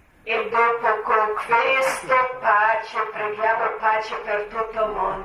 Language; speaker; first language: Italian; non-native, learner; Croatian